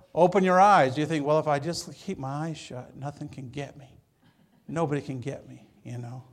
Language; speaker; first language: English; native; English